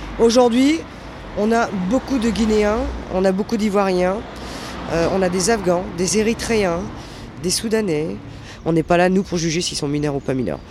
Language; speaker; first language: French; native; French